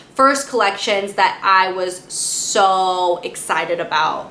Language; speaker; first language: English; native; English